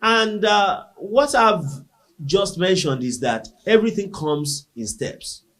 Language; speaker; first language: English; non-native, local second language; Yoruba